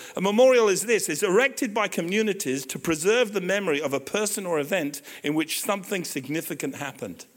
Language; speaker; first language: English; native; English